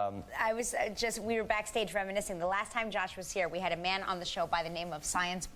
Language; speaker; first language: English; native; English